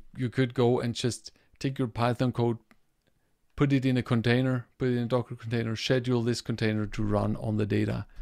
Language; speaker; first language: English; non-native, fluent; German